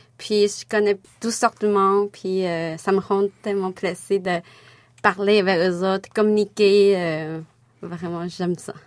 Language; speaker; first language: French; non-native, fluent; Chinese